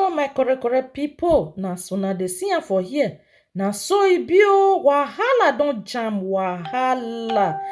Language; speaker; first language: Nigerian Pidgin; non-native, local second language; Yoruba